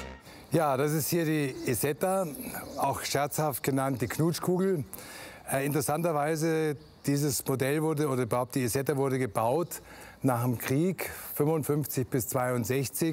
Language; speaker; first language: German; native; German